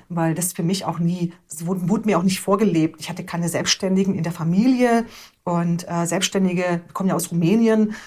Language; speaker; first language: German; early bilingual, other home language; Hungarian